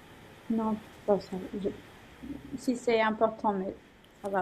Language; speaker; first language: French; non-native, fluent; English